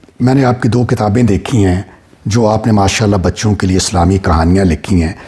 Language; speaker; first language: Urdu; non-native, local second language; Punjabi